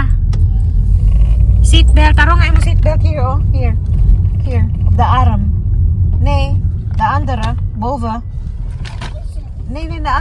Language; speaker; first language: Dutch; non-native, learner; Cebuano